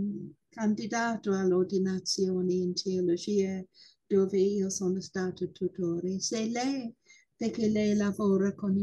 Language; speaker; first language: Italian; non-native, fluent; English